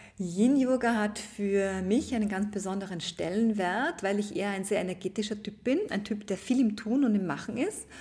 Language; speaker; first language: German; native; German